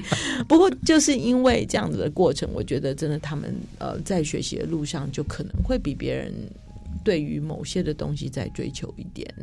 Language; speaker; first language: Chinese; native; Chinese